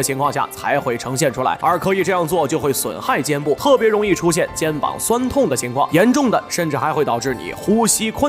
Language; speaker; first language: Chinese; native; Chinese